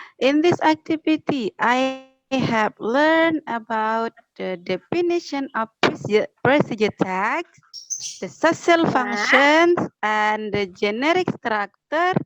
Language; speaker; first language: English; non-native, learner; Indonesian